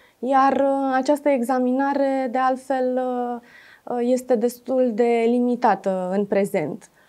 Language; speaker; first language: Romanian; native; Romanian